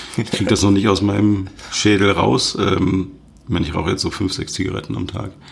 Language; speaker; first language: German; native; German